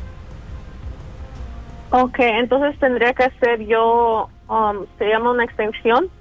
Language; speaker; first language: Spanish; early bilingual, other home language; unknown